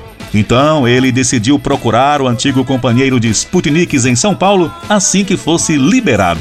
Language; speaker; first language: Portuguese; native; Portuguese